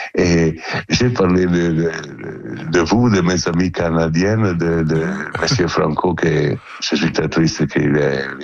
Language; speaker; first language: French; non-native, learner; Italian